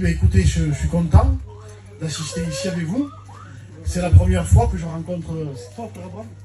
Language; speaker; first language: French; native; French